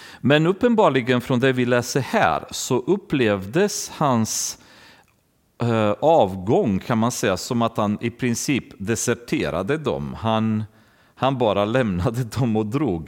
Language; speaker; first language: Swedish; non-native, fluent; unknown